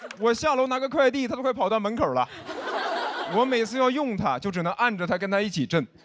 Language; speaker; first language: Chinese; native; Chinese